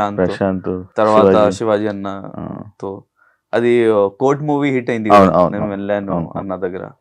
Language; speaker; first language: Telugu; non-native, local second language; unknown